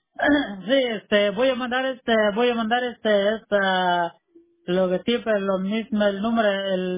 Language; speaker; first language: Spanish; non-native, local second language; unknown